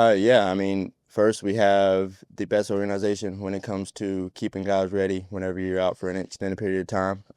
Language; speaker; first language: English; native; English